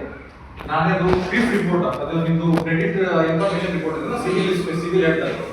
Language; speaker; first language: Kannada; non-native, local second language; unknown